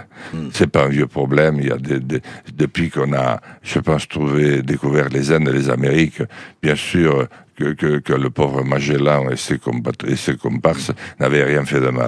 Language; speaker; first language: French; native; French